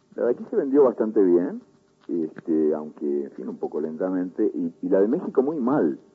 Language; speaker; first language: Spanish; native; Spanish